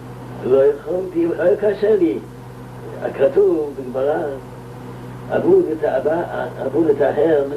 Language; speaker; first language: Hebrew; non-native, local second language; Yiddish